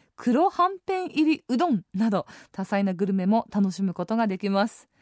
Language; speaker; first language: Japanese; native; Japanese